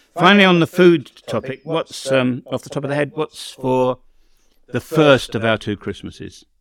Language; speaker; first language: English; native; English